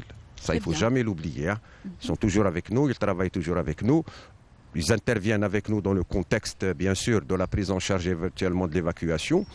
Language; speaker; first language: French; non-native, local second language; Arabic